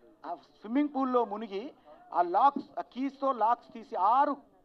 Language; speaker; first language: Telugu; native; Telugu